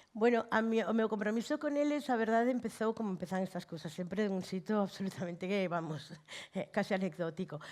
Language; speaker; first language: Spanish; native; Spanish